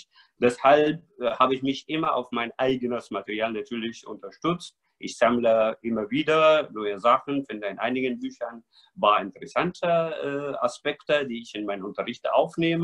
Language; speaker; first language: German; non-native, fluent; Arabic